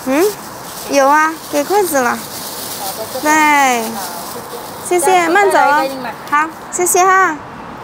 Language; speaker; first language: Chinese; non-native, fluent; Indonesian